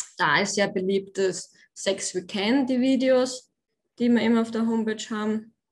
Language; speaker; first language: German; native; German